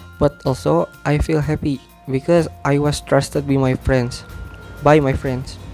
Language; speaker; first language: English; non-native, learner; Indonesian